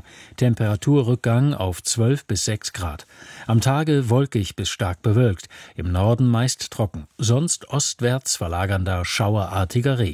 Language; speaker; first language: German; native; German